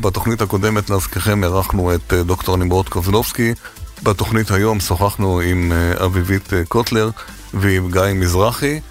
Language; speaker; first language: Hebrew; native; Hebrew